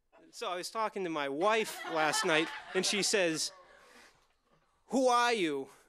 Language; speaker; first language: English; native; English